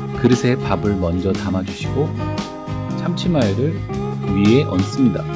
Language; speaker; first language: Korean; native; Korean